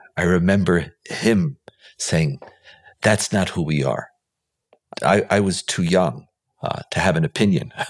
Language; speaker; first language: English; non-native, fluent; Hebrew